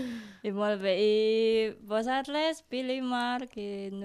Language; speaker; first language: Catalan; non-native, learner; Indonesian